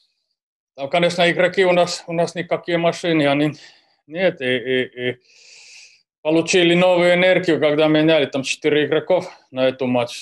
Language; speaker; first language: Russian; non-native, fluent; Finnish